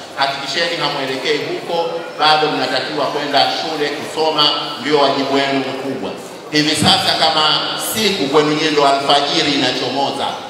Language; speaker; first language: Swahili; native; Swahili